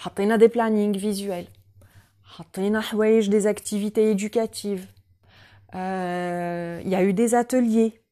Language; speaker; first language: French; non-native, local second language; Arabic